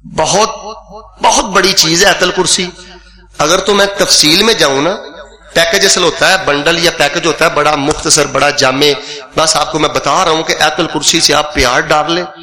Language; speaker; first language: Urdu; non-native, local second language; Punjabi